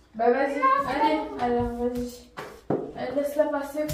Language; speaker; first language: French; native; French